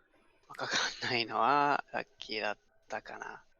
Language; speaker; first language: Japanese; non-native, learner; English